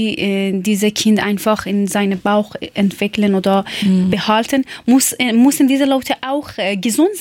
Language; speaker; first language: German; non-native, learner; Persian